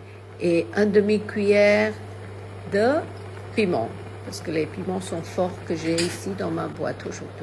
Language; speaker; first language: French; non-native, fluent; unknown